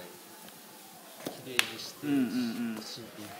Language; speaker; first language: Japanese; native; Japanese